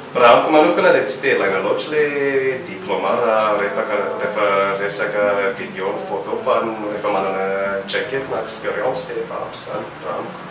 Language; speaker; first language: Malagasy; non-native, fluent; English